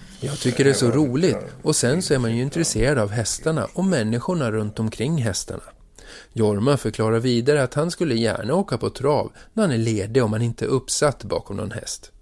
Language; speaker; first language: Swedish; native; Swedish